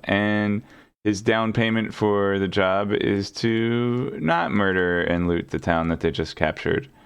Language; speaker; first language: English; native; English